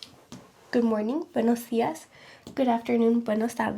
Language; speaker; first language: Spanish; non-native, learner; English